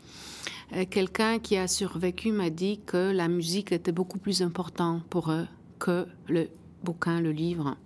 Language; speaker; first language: French; non-native, fluent; Polish